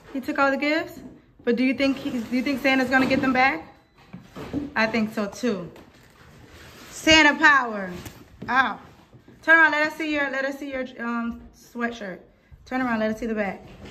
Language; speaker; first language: English; native; English